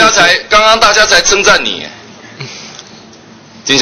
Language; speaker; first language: Chinese; native; Chinese